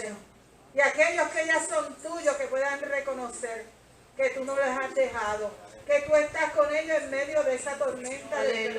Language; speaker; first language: Spanish; native; Spanish